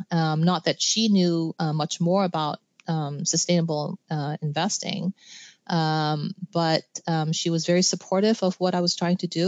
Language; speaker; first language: English; non-native, local second language; Cantonese